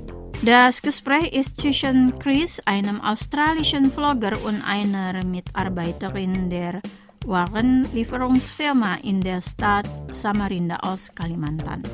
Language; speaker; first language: German; non-native, fluent; Indonesian